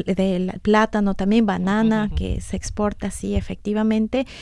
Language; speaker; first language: Spanish; native; Spanish